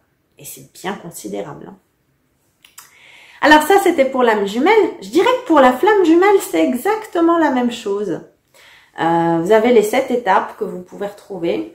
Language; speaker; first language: French; native; French